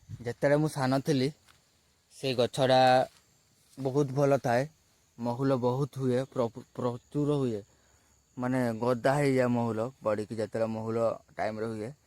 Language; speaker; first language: Odia; non-native, local second language; Santali